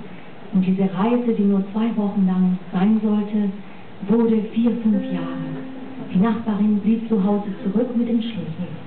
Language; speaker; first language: German; non-native, fluent; English